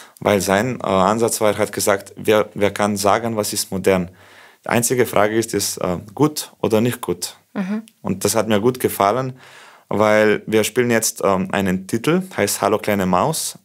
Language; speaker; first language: German; non-native, fluent; Slovenian